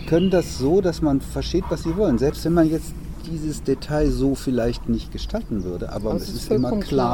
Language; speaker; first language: German; native; German